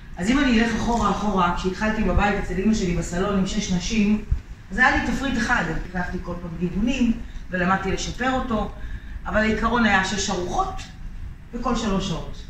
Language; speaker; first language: Hebrew; native; Hebrew